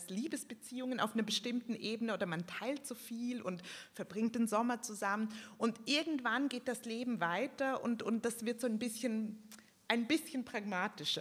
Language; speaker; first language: German; early bilingual, other home language; Croatian